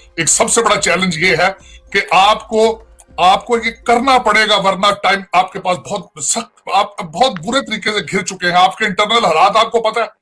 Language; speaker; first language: Urdu; non-native, local second language; Punjabi